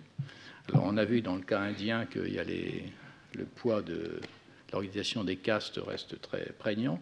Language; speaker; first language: French; native; French